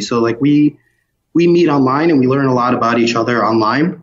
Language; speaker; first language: English; native; English